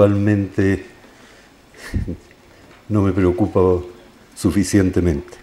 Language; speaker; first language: Spanish; native; Spanish